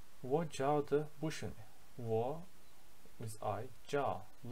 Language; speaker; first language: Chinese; non-native, learner; Turkish